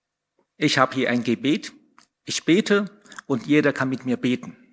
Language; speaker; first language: German; non-native, fluent; Chinese